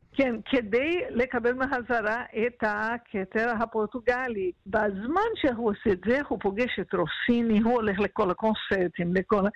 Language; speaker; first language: Hebrew; non-native, fluent; Portuguese